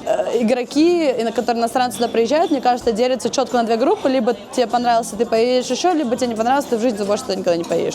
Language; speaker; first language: Russian; native; Russian